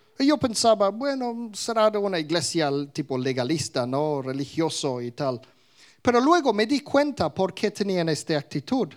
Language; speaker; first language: Spanish; non-native, fluent; English